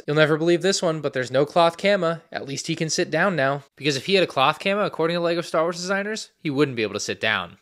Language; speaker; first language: English; native; English